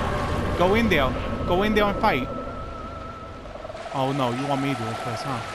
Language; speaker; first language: English; native; English